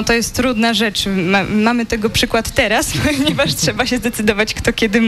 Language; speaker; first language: Polish; native; Polish